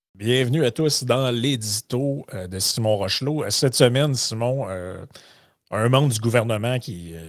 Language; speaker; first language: French; native; French